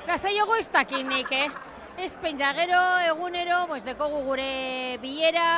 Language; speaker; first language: Basque; non-native, local second language; Spanish